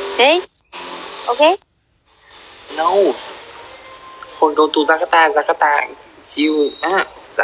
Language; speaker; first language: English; non-native, learner; Vietnamese